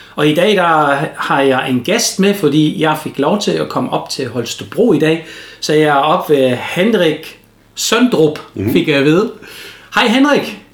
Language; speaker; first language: Danish; native; Danish